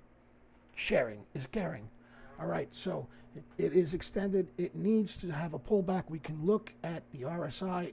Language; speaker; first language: English; native; English